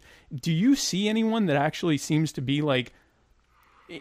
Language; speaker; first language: English; native; English